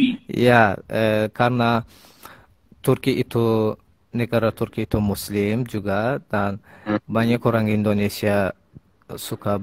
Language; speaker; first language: Indonesian; non-native, learner; Azerbaijani